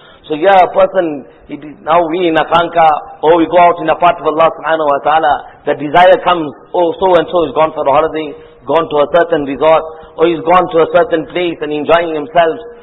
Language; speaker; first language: English; native; English